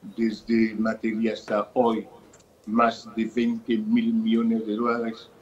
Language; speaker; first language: Spanish; non-native, fluent; Haitian Creole